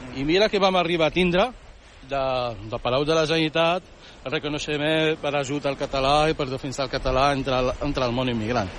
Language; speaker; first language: Catalan; early bilingual, other home language; Arabic